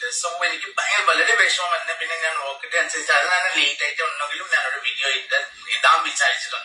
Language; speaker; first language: Malayalam; non-native, fluent; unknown